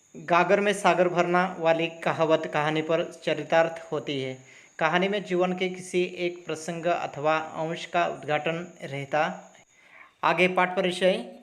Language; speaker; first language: Hindi; non-native, local second language; Marathi